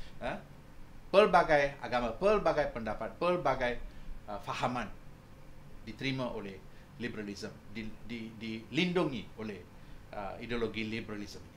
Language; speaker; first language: Malay; non-native, local second language; Tamil